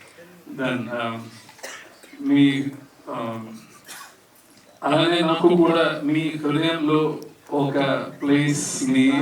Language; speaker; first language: Telugu; non-native, learner; Malayalam